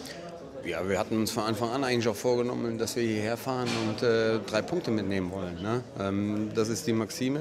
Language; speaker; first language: German; native; German